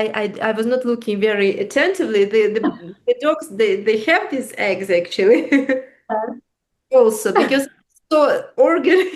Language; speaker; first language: English; non-native, fluent; Russian